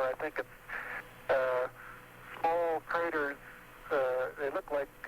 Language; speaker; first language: English; native; English